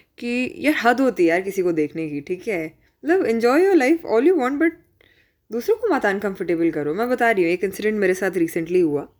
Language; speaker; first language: Hindi; native; Hindi